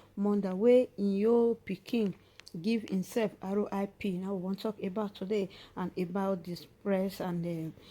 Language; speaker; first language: Nigerian Pidgin; native; Nigerian Pidgin